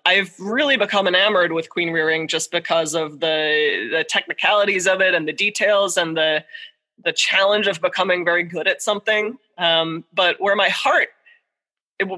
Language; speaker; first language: English; native; English